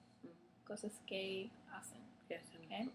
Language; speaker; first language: Spanish; non-native, learner; English